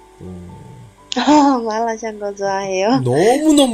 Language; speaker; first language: Korean; non-native, learner; Chinese